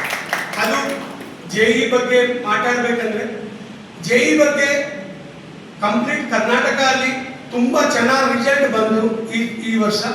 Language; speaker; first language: Kannada; non-native, learner; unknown